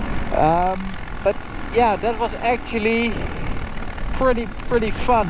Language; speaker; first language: English; non-native, fluent; Dutch